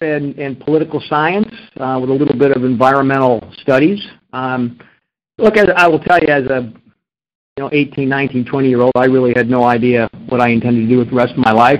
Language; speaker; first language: English; native; English